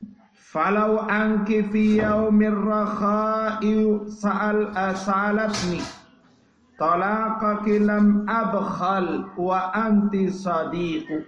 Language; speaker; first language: Arabic; non-native, fluent; Indonesian